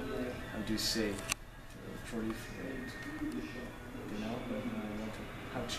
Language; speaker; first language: English; non-native, learner; Italian